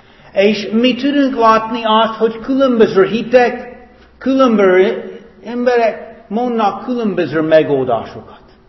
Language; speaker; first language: Hungarian; non-native, fluent; English